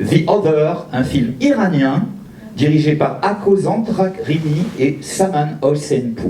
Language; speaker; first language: French; native; French